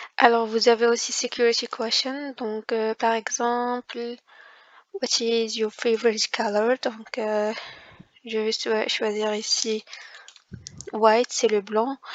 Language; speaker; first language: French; non-native, local second language; Arabic